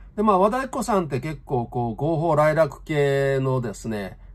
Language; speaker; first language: Japanese; native; Japanese